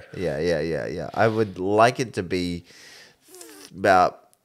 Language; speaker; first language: English; native; English